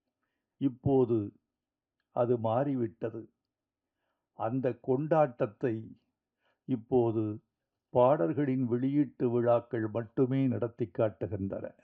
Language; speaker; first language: Tamil; native; Tamil